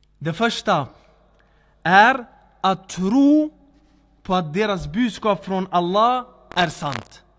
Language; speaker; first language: Swedish; early bilingual, other home language; Arabic